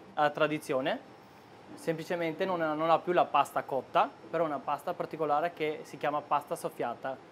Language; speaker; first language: Italian; non-native, fluent; Albanian